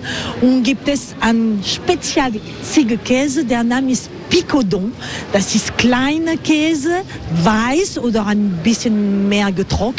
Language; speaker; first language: German; non-native, learner; French